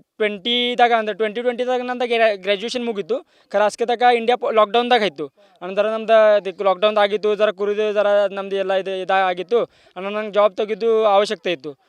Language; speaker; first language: Kannada; non-native, local second language; Marathi